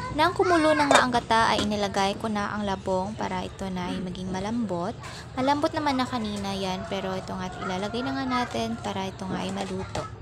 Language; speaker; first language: Filipino; non-native, local second language; Cebuano